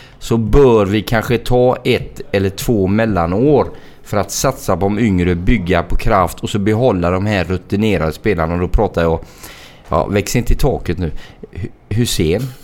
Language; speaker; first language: Swedish; native; Swedish